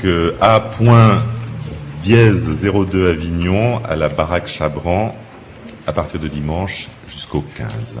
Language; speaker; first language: French; native; French